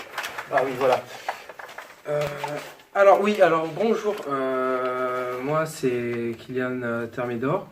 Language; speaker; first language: French; native; French